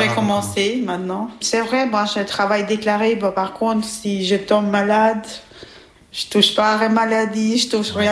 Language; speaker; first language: French; non-native, learner; Albanian